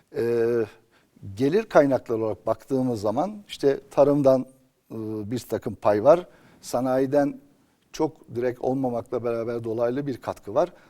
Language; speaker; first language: Turkish; native; Turkish